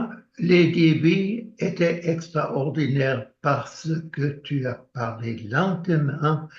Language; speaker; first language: French; non-native, learner; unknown